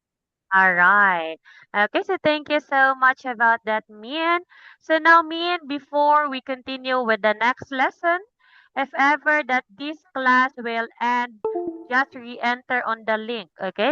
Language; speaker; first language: English; non-native, fluent; Cebuano